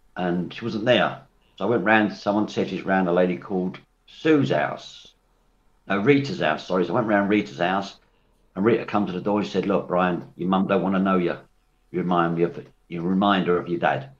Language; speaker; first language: English; native; English